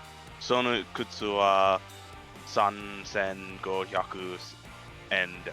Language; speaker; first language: Japanese; non-native, learner; English